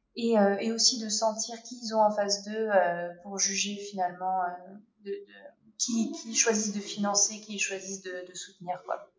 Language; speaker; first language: French; native; French